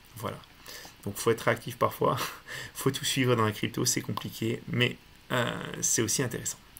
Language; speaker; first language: French; native; French